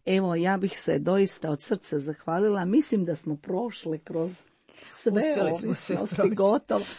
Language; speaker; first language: Croatian; native; Croatian